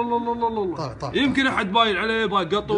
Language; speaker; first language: Arabic; native; Arabic